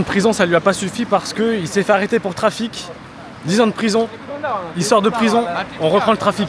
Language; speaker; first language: French; native; French